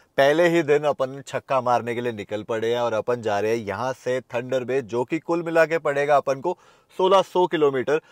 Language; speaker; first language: Hindi; native; Hindi